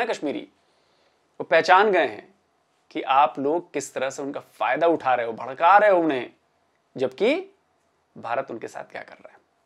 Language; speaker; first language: Hindi; native; Hindi